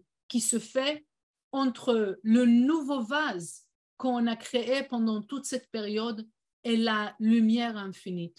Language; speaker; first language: French; non-native, fluent; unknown